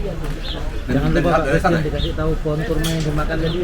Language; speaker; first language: Indonesian; native; Indonesian